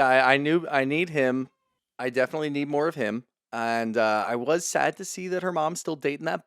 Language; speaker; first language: English; native; English